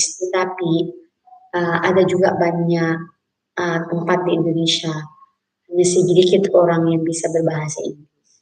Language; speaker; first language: Indonesian; non-native, fluent; Filipino